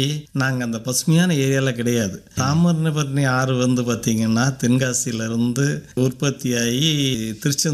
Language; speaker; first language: Tamil; native; Tamil